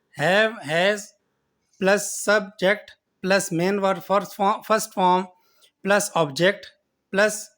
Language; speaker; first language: English; non-native, local second language; Urdu